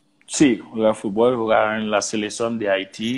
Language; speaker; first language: Spanish; non-native, learner; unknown